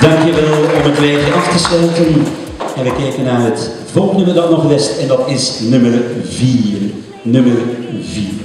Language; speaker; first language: Dutch; native; Dutch